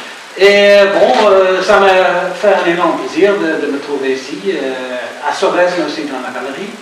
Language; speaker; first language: French; non-native, fluent; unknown